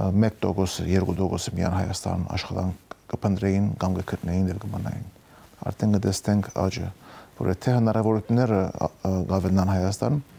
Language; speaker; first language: Armenian; early bilingual, heritage; Armenian